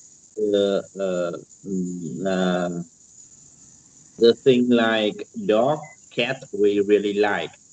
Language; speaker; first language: English; non-native, learner; Vietnamese